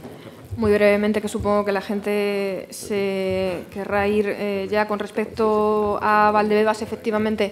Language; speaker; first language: Spanish; native; Spanish